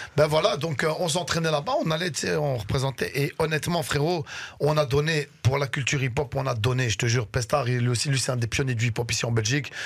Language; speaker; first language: French; early bilingual, other home language; Arabic